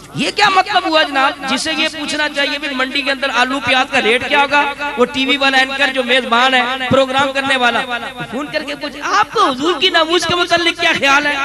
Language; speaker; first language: Urdu; non-native, local second language; Punjabi